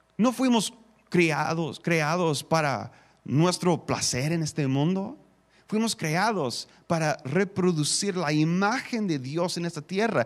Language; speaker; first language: Spanish; non-native, fluent; English